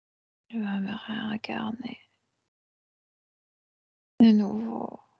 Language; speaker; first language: French; non-native, fluent; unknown